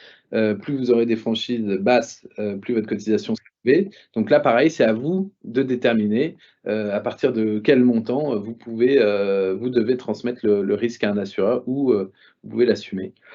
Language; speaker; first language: French; native; French